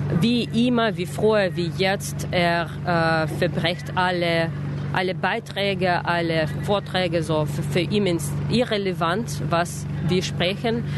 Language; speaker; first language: German; non-native, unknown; Russian